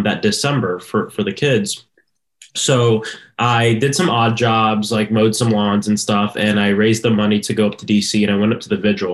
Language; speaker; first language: English; native; English